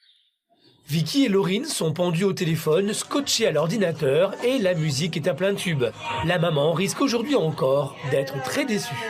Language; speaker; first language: French; native; French